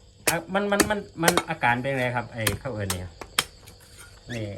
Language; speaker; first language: Thai; non-native, local second language; Northeastern Thai